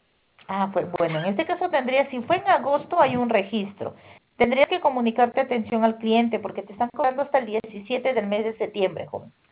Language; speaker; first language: Spanish; native; Spanish